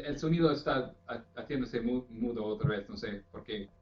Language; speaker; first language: Spanish; non-native, fluent; English